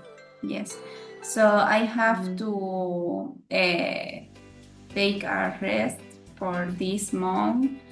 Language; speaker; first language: English; non-native, learner; Spanish